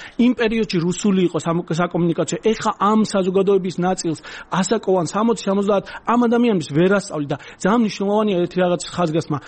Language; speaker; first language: Georgian; non-native, local second language; Azerbaijani